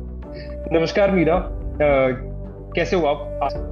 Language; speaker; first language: Hindi; native; Hindi